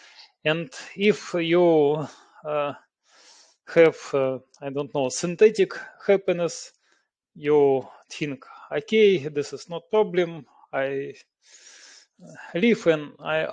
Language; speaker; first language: English; non-native, learner; Russian